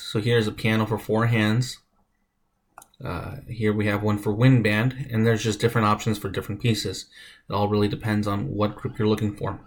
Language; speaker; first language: English; native; English